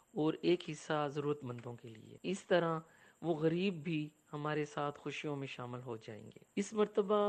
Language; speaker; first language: Urdu; non-native, local second language; Punjabi